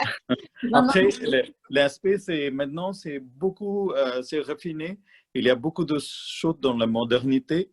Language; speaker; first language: French; non-native, learner; Malayalam